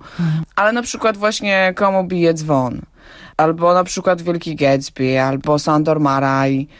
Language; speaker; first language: Polish; native; Polish